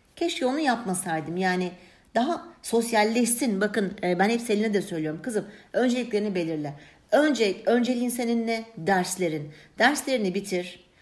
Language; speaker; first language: Turkish; early bilingual, heritage; Turkish